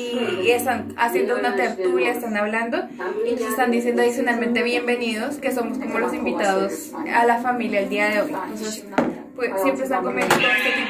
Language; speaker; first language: Spanish; native; Spanish